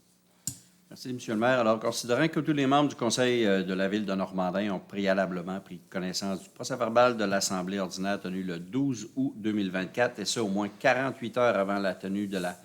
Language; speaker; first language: French; native; French